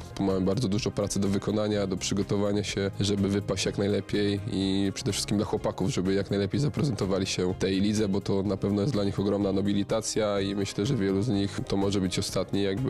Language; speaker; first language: Polish; native; Polish